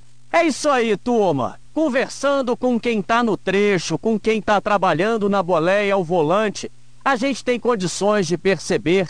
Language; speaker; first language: Portuguese; native; Portuguese